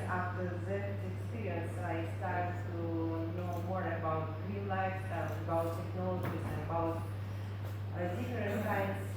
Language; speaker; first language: English; non-native, learner; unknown